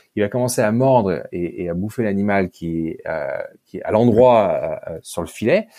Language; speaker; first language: French; native; French